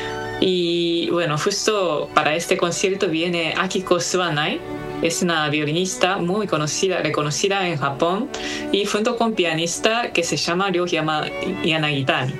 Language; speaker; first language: Spanish; non-native, fluent; Japanese